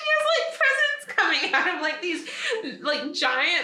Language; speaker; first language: English; native; English